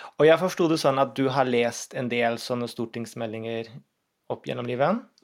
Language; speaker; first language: Norwegian; non-native, fluent; German